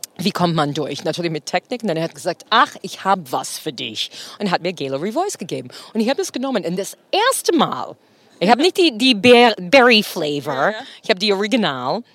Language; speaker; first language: German; non-native, fluent; English